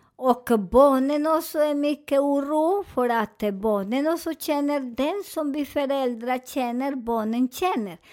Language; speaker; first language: Swedish; non-native, fluent; Spanish